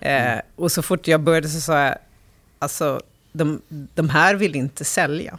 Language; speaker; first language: Swedish; native; Swedish